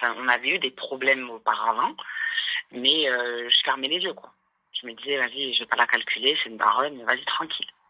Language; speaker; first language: French; early bilingual, other home language; Arabic